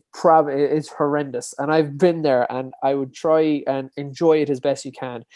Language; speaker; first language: English; native; English